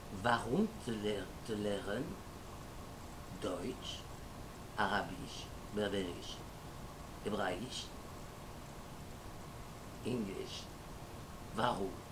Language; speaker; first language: German; non-native, learner; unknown